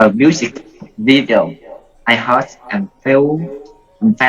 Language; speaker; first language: English; non-native, learner; Vietnamese